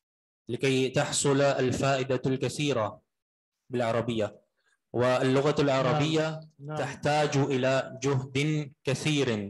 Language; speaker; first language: Arabic; non-native, fluent; Urdu